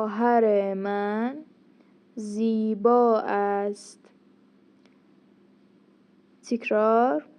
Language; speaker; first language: Persian; non-native, fluent; Turkish